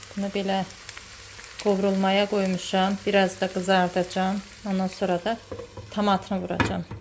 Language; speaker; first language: Azerbaijani; early bilingual, heritage; Azerbaijani